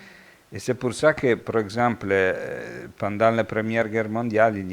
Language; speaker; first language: French; non-native, fluent; Italian